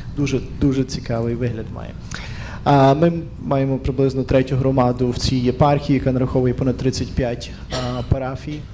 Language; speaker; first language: Ukrainian; native; Ukrainian